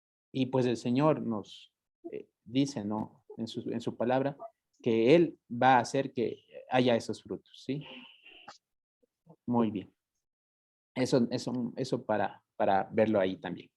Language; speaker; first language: Spanish; native; Spanish